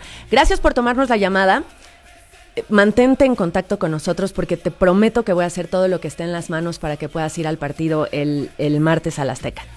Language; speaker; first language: Spanish; native; Spanish